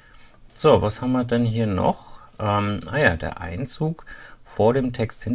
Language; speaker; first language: German; native; German